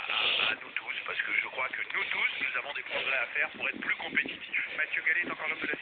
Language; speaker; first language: French; native; French